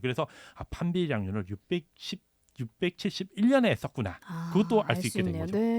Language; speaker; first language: Korean; native; Korean